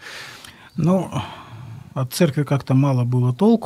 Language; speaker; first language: Russian; native; Russian